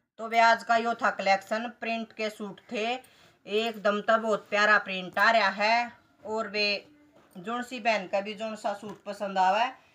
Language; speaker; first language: Hindi; native; Hindi